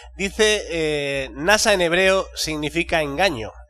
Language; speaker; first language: Spanish; native; Spanish